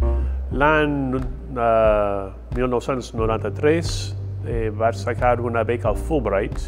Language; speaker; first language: Catalan; non-native, fluent; English